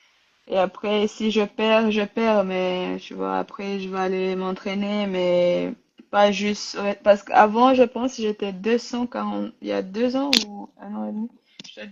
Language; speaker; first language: French; non-native, learner; Rundi